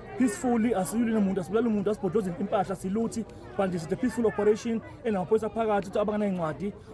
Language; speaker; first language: Zulu; native; Zulu